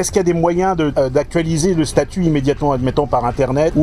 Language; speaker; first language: French; native; French